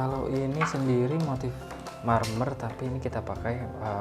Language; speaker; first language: Indonesian; native; Indonesian